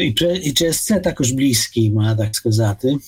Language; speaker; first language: Ukrainian; non-native, fluent; Polish